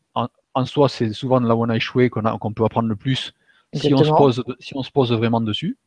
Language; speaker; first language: French; native; French